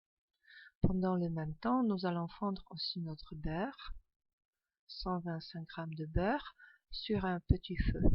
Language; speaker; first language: French; non-native, fluent; Polish